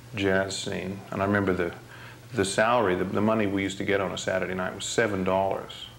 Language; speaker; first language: English; native; English